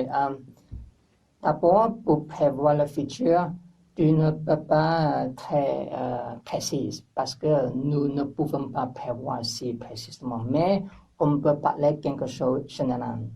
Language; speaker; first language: French; non-native, learner; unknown